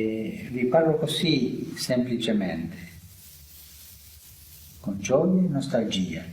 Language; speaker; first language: Italian; non-native, fluent; Spanish